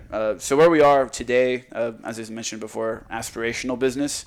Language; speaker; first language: English; non-native, fluent; Croatian